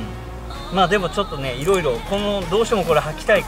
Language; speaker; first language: Japanese; native; Japanese